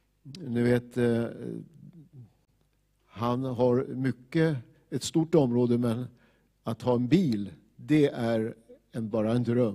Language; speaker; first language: Swedish; native; Swedish